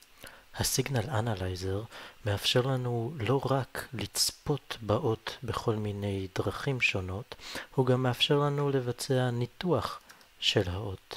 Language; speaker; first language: Hebrew; native; Hebrew